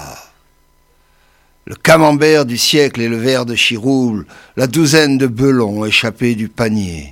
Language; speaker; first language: French; native; French